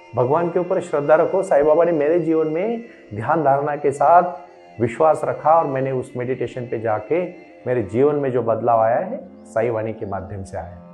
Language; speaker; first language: Hindi; non-native, local second language; Marathi